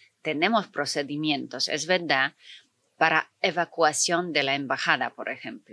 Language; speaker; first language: Spanish; non-native, fluent; Polish